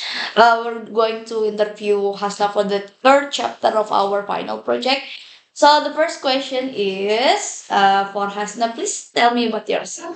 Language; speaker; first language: English; non-native, fluent; Indonesian